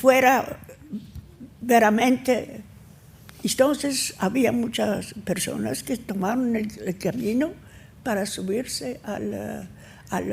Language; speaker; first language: Spanish; early bilingual, heritage; Ladino